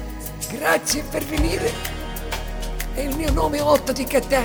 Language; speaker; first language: Italian; non-native, learner; Dutch